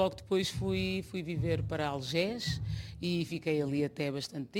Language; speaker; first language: Portuguese; native; Portuguese